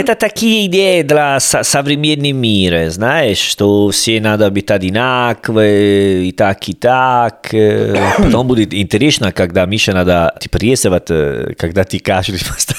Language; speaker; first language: Russian; non-native, learner; Italian